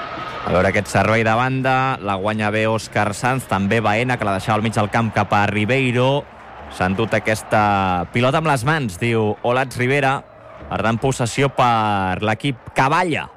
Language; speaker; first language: Catalan; native; Catalan